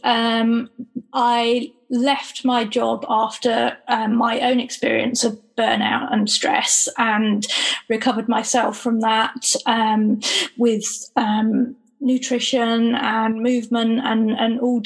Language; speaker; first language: English; native; English